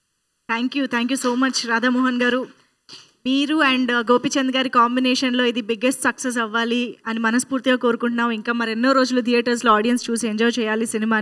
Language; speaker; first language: Telugu; native; Telugu